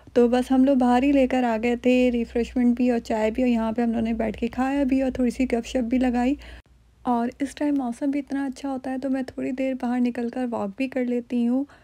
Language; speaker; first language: Urdu; native; Urdu